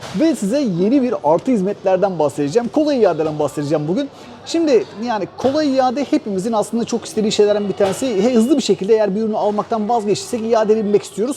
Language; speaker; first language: Turkish; native; Turkish